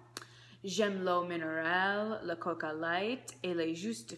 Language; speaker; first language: French; non-native, learner; English